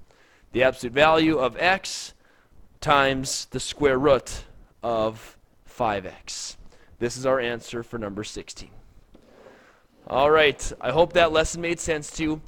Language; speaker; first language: English; native; English